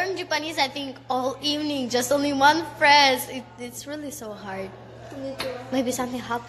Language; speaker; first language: English; non-native, learner; Russian